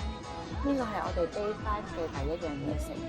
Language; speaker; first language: Cantonese; native; Cantonese